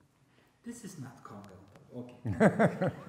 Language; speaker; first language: English; non-native, learner; Korean